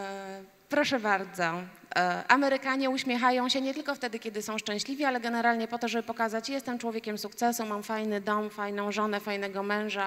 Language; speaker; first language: Polish; native; Polish